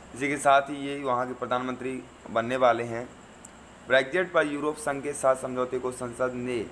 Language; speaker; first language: Hindi; native; Hindi